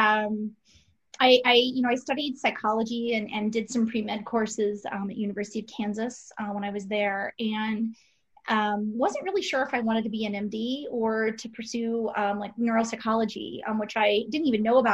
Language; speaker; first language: English; native; English